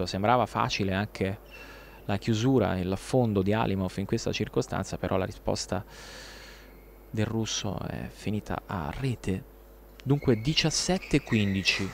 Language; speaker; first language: Italian; native; Italian